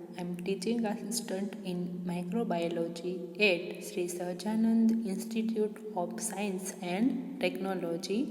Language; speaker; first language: English; non-native, local second language; Gujarati